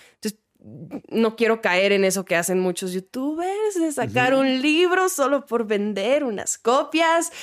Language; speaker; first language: Spanish; native; Spanish